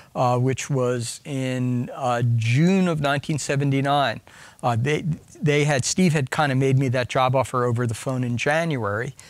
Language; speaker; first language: English; native; English